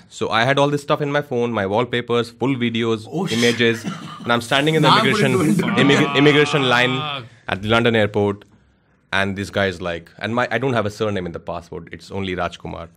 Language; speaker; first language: English; non-native, local second language; Hindi